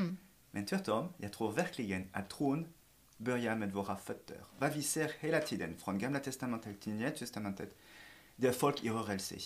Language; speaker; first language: Swedish; non-native, fluent; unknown